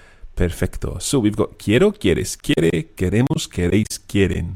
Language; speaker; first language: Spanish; non-native, fluent; English